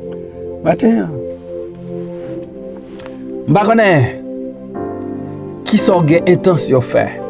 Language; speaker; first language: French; non-native, local second language; Haitian Creole